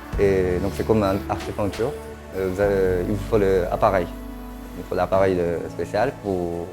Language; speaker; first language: French; non-native, fluent; Japanese